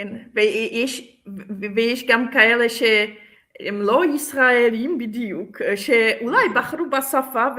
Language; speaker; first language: Hebrew; non-native, fluent; Czech